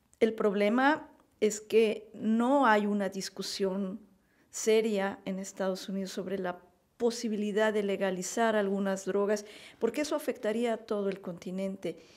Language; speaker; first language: Spanish; native; Spanish